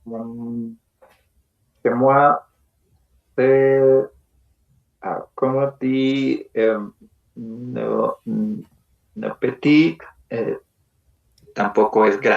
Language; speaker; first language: French; non-native, learner; Spanish